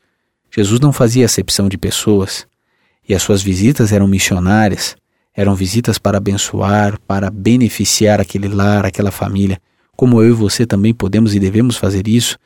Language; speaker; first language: Portuguese; native; Portuguese